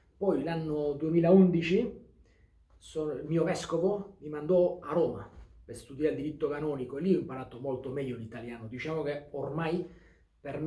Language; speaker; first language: Italian; non-native, fluent; Basque